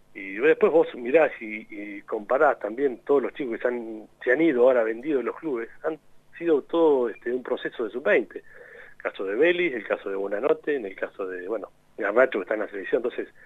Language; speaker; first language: Spanish; native; Spanish